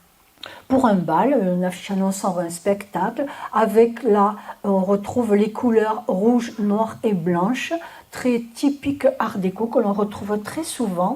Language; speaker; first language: French; native; French